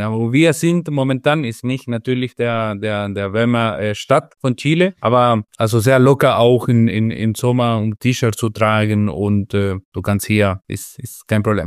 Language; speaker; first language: German; non-native, fluent; Spanish